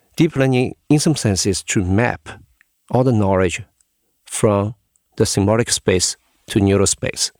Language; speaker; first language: English; non-native, fluent; Chinese